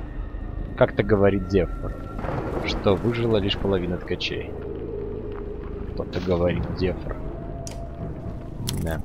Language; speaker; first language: Russian; native; Russian